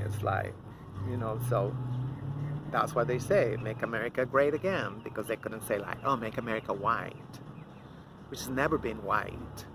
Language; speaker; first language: English; non-native, fluent; Spanish